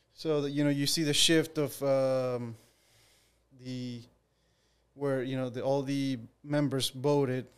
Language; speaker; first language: English; non-native, fluent; Spanish